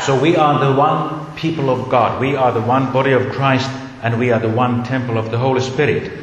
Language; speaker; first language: English; non-native, fluent; Finnish